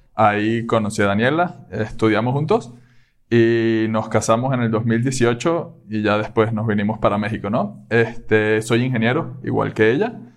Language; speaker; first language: Spanish; native; Spanish